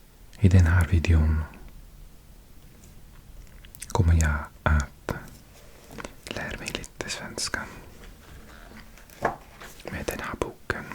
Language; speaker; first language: Swedish; non-native, learner; English